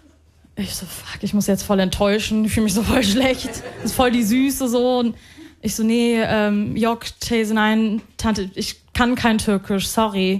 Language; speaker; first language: German; early bilingual, other home language; Arabic